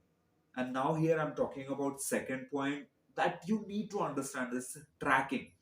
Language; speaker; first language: English; non-native, local second language; Hindi